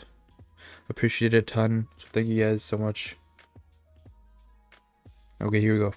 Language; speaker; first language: English; native; English